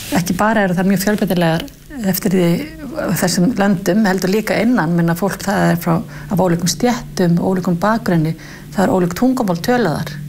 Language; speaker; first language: Icelandic; native; Icelandic